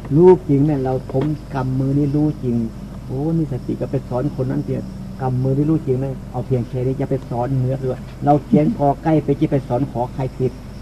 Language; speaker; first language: Thai; native; Thai